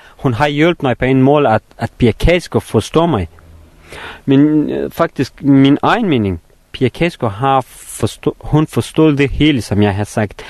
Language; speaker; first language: Danish; non-native, fluent; Persian